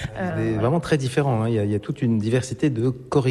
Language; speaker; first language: French; native; French